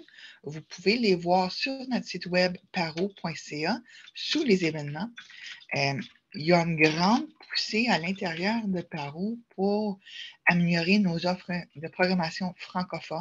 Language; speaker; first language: French; native; French